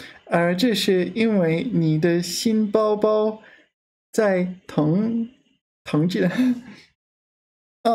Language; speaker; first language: Chinese; non-native, learner; English